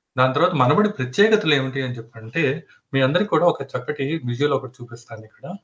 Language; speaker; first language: Telugu; native; Telugu